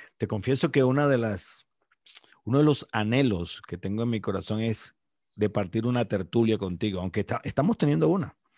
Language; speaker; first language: Spanish; native; Spanish